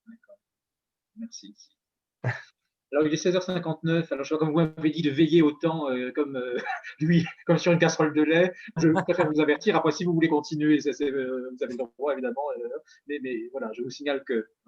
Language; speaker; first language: French; native; French